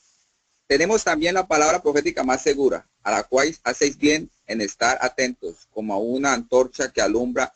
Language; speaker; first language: Spanish; native; Spanish